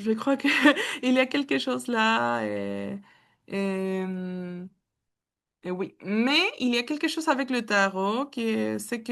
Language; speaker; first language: French; non-native, learner; Spanish